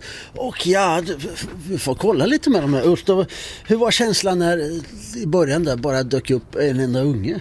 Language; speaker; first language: Swedish; native; Swedish